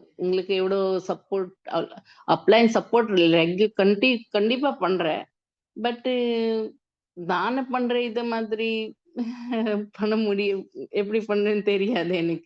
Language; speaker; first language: Tamil; non-native, learner; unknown